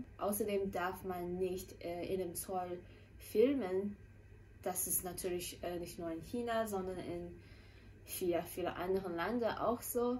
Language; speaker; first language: German; non-native, fluent; Chinese